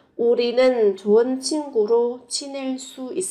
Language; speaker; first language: Korean; non-native, fluent; Vietnamese